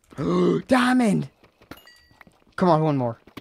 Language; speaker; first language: English; native; English